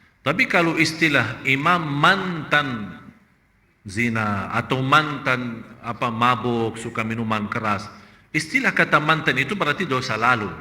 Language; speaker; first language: Malay; non-native, fluent; Arabic